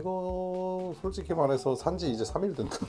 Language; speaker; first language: Korean; native; Korean